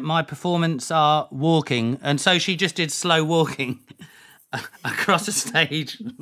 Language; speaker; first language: English; native; English